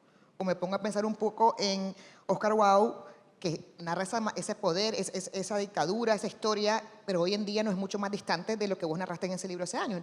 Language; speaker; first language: Spanish; native; Spanish